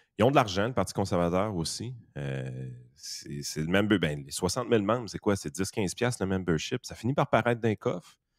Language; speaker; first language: French; native; French